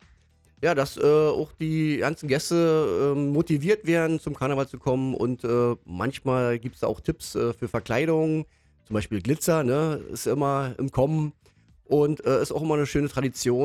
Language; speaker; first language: German; native; German